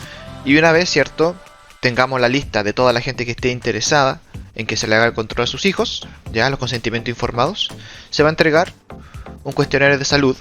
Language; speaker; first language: Spanish; native; Spanish